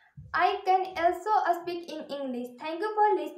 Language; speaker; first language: English; non-native, learner; Hindi